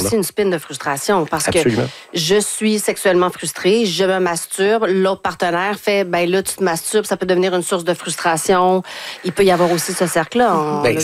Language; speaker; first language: French; native; French